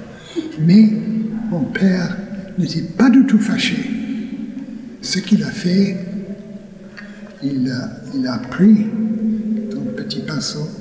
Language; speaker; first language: French; non-native, learner; English